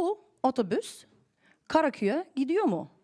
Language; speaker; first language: Turkish; non-native, fluent; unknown